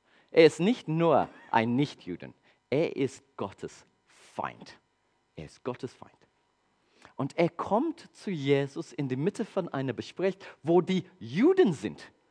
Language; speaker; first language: German; non-native, learner; English